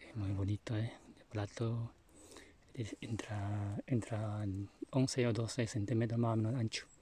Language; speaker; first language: Spanish; non-native, learner; Chinese